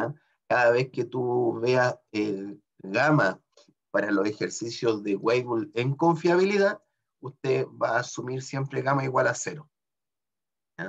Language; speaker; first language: Spanish; native; Spanish